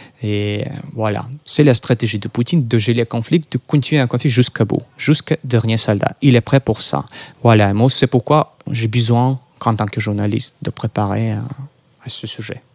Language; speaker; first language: French; non-native, fluent; Russian